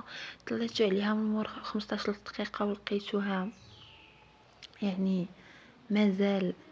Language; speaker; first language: Arabic; native; Arabic